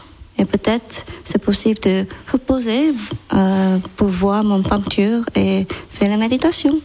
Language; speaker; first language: French; non-native, learner; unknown